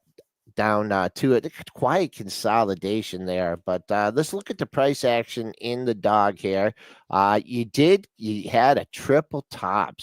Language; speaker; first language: English; native; English